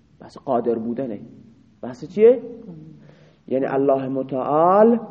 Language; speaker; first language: Persian; non-native, local second language; Baluchi